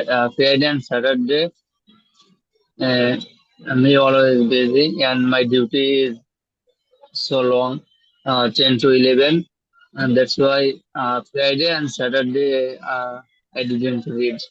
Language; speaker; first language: English; non-native, learner; Bangla